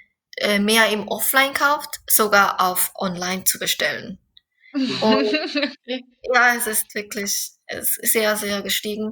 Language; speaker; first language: German; non-native, fluent; Korean